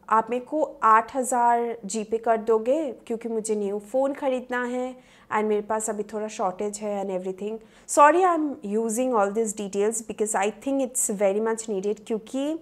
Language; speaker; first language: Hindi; non-native, local second language; Bangla